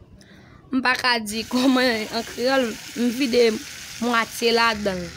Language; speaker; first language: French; non-native, learner; Haitian Creole